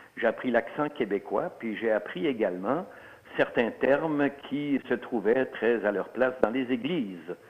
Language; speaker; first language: French; early bilingual, other home language; Swiss German